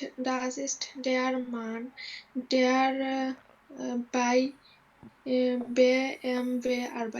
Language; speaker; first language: German; non-native, learner; Bangla